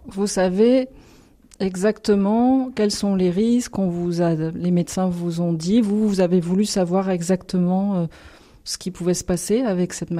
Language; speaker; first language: French; native; French